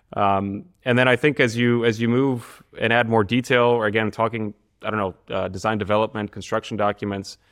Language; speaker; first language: English; non-native, fluent; Bulgarian